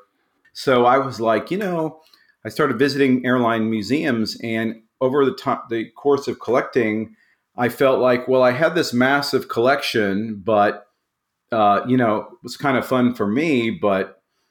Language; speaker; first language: English; native; English